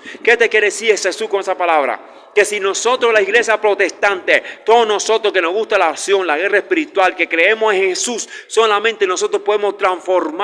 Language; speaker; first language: Spanish; native; Spanish